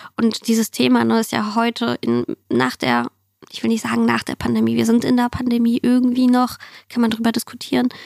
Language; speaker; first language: German; early bilingual, other home language; Russian